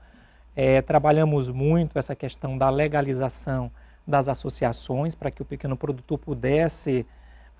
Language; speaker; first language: Portuguese; native; Portuguese